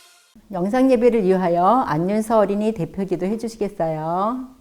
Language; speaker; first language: Korean; native; Korean